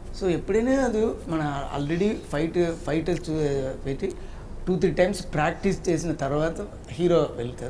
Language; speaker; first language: Telugu; non-native, learner; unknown